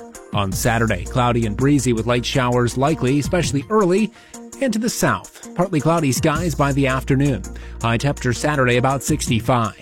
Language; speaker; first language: English; native; English